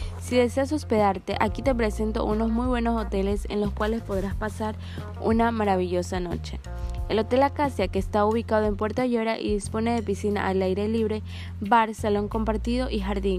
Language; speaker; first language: Spanish; native; Spanish